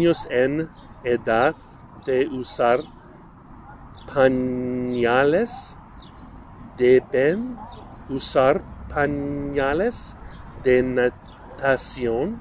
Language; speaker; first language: Spanish; non-native, learner; English